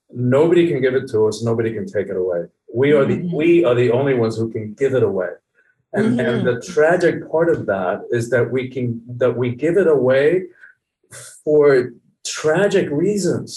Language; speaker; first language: English; early bilingual, other home language; Spanish